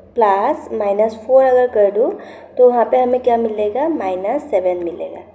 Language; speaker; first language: Hindi; non-native, local second language; Assamese